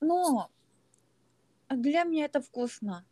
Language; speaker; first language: Russian; non-native, learner; Korean